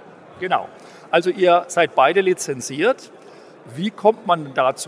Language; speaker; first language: German; native; German